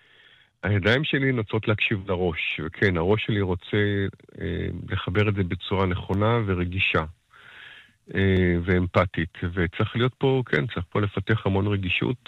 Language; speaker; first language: Hebrew; native; Hebrew